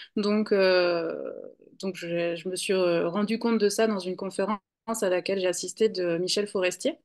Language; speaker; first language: French; native; French